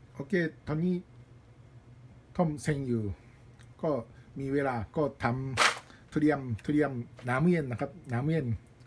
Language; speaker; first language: Thai; non-native, learner; Japanese